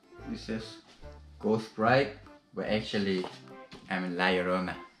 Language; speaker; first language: English; non-native, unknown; Korean